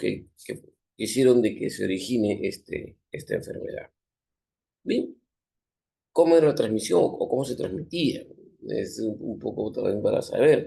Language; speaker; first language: Spanish; native; Spanish